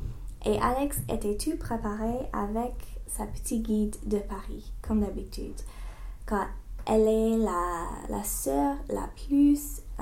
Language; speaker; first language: French; non-native, learner; English